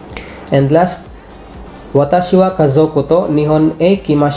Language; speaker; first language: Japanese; non-native, fluent; English